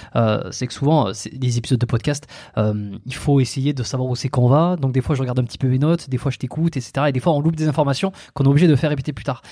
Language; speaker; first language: French; native; French